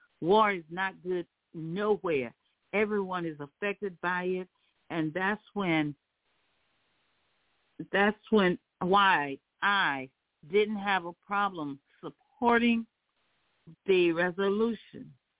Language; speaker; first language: English; native; English